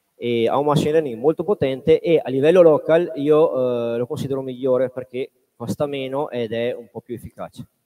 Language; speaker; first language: Italian; native; Italian